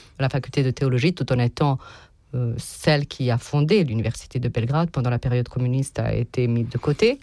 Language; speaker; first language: French; non-native, fluent; Serbian